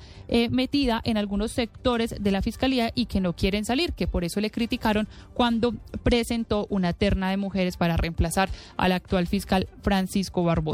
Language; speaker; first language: Spanish; native; Spanish